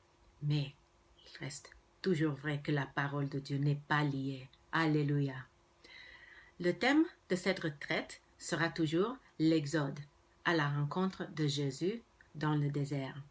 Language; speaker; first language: French; non-native, fluent; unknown